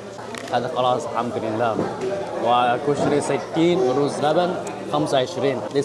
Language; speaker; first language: Arabic; non-native, learner; Chinese